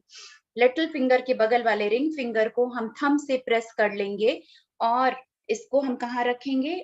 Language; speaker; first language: Hindi; native; Hindi